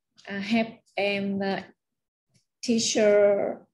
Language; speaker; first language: English; non-native, learner; Vietnamese